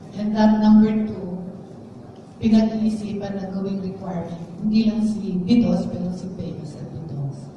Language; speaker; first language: Filipino; native; Filipino